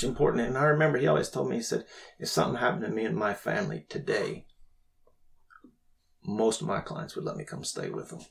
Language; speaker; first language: English; native; English